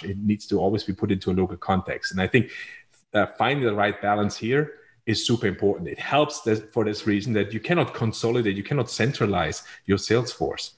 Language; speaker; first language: English; non-native, fluent; German